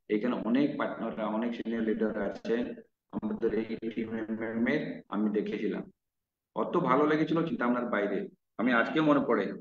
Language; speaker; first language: Bangla; non-native, local second language; Odia